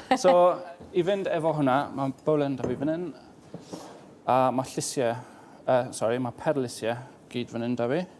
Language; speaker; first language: Welsh; native; Welsh